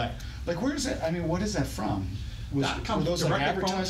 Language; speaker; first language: English; native; English